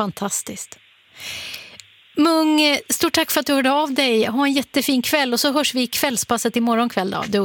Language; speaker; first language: Swedish; native; Swedish